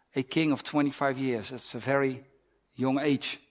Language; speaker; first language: English; non-native, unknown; Dutch